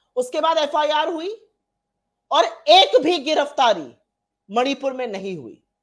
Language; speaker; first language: Hindi; native; Hindi